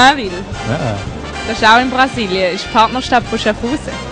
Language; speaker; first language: German; native; German